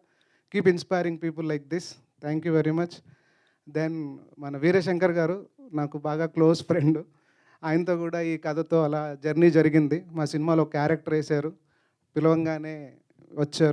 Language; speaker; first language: Telugu; native; Telugu